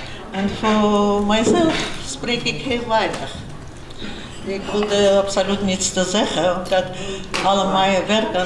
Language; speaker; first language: Dutch; non-native, fluent; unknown